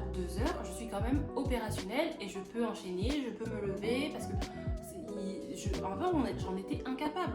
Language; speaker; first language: French; native; French